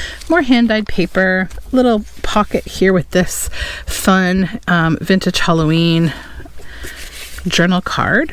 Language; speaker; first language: English; native; English